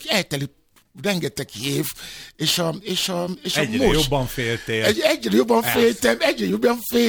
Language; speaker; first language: Hungarian; non-native, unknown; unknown